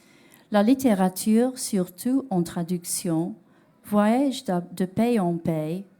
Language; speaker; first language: French; non-native, learner; English